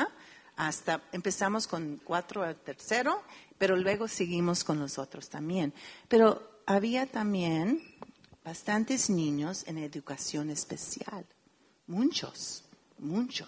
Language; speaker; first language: Spanish; early bilingual, heritage; Spanish